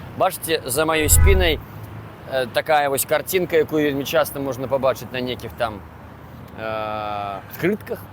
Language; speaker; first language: Belarusian; native; Belarusian